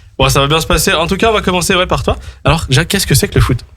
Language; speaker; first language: French; native; French